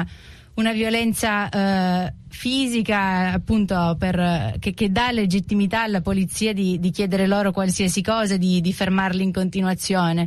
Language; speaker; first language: Italian; native; Italian